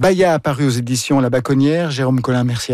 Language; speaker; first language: French; native; French